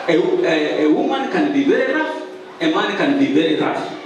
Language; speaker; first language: English; non-native, local second language; Swahili